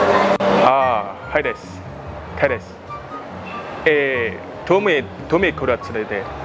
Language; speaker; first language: Japanese; non-native, learner; Indonesian